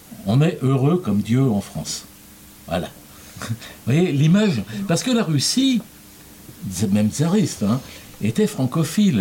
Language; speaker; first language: French; native; French